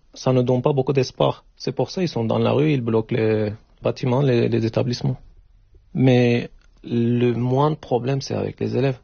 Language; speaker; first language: French; non-native, learner; Turkish